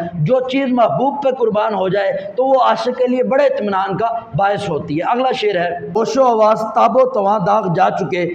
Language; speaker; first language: Urdu; non-native, local second language; Punjabi